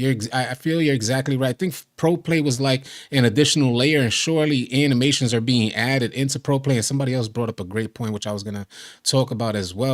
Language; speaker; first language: English; native; English